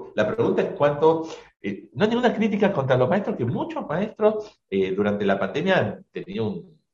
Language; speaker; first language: Spanish; native; Spanish